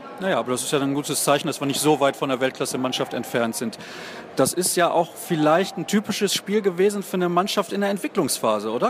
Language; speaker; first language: German; native; German